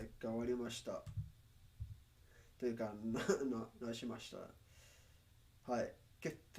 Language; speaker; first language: Japanese; non-native, learner; Spanish